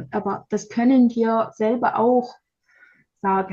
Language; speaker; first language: German; non-native, learner; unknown